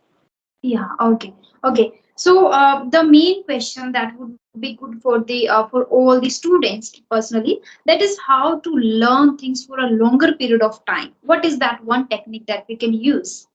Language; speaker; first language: English; non-native, local second language; Hindi